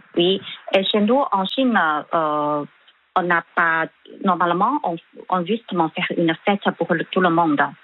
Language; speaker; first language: French; non-native, fluent; Chinese